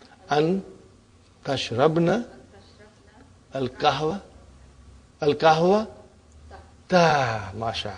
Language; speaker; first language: Arabic; non-native, fluent; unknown